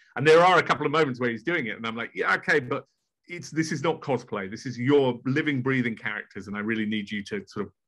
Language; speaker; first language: English; native; English